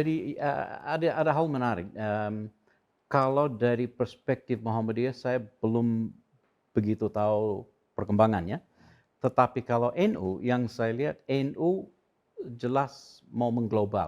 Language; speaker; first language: Indonesian; non-native, fluent; English